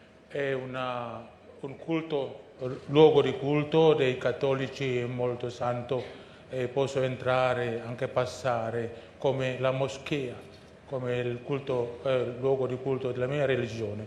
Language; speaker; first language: Italian; non-native, fluent; Indonesian